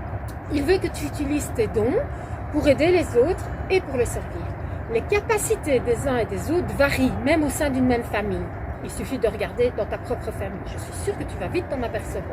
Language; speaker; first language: French; native; French